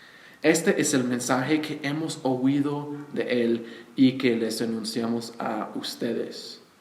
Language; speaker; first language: Spanish; non-native, fluent; English